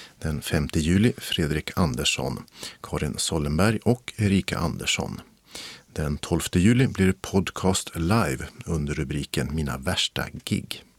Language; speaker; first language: Swedish; native; Swedish